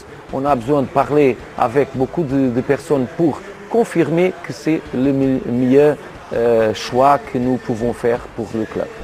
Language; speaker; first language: French; non-native, learner; Portuguese